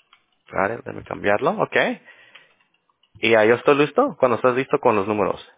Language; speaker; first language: Spanish; early bilingual, heritage; English